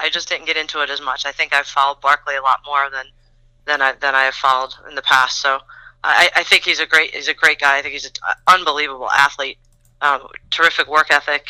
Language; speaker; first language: English; native; English